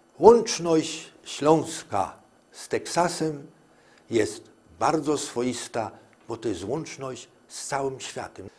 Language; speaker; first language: Polish; native; Polish